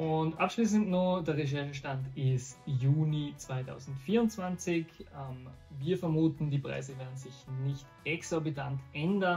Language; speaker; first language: German; native; German